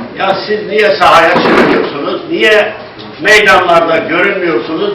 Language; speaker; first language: Turkish; native; Turkish